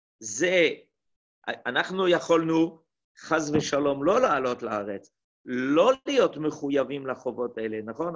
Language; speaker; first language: Hebrew; non-native, fluent; French